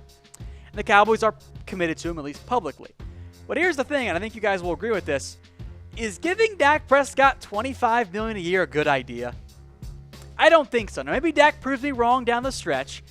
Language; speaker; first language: English; native; English